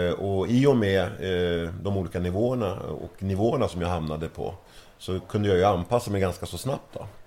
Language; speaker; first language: Swedish; early bilingual, other home language; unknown